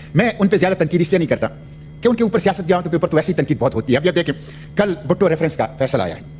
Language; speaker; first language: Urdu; non-native, local second language; Pashto